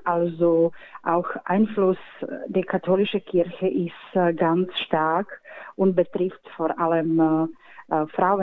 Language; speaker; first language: German; non-native, fluent; Slovak